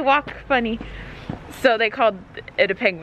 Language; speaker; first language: English; native; English